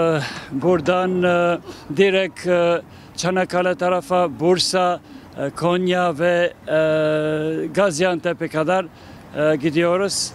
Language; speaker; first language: Turkish; non-native, fluent; Albanian